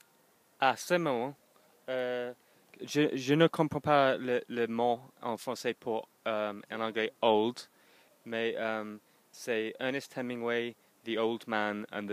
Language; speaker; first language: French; non-native, learner; English